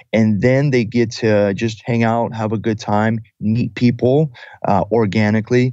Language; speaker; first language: English; early bilingual, other home language; Russian